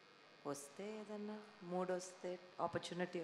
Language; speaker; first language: Telugu; native; Telugu